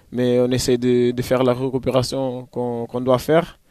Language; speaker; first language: French; non-native, fluent; Portuguese